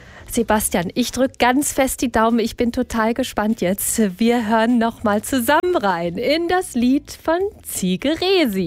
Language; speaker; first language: German; native; German